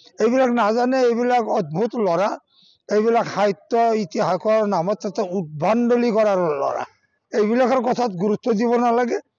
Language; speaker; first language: Assamese; non-native, local second language; Bangla